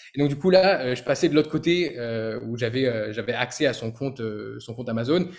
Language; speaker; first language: French; native; French